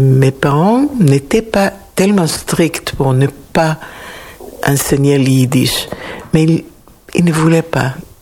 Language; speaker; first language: French; non-native, fluent; Hebrew